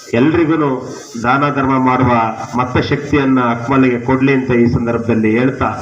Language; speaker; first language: Kannada; native; Kannada